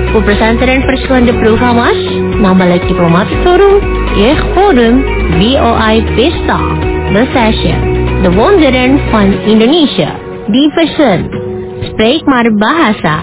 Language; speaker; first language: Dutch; non-native, learner; Indonesian